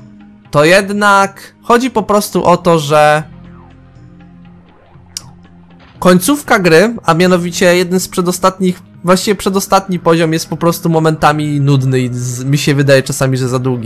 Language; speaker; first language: Polish; native; Polish